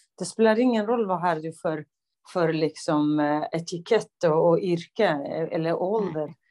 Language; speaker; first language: Swedish; non-native, fluent; Kurdish